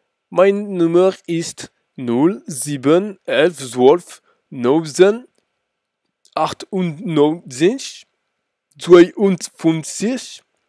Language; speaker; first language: German; non-native, learner; French